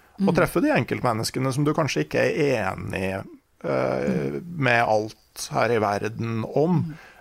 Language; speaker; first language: Norwegian; native; Norwegian